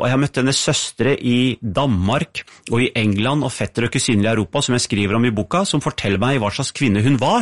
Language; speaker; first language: Norwegian; early bilingual, other home language; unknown